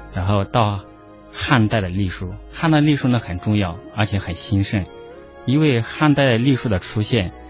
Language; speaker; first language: Chinese; non-native, local second language; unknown